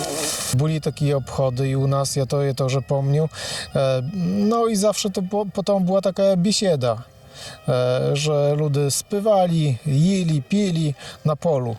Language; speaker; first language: Polish; non-native, local second language; Belarusian